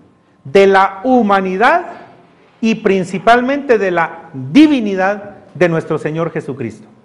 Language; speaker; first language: Spanish; native; Spanish